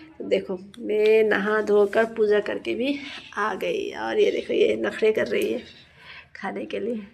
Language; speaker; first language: Hindi; non-native, local second language; Nepali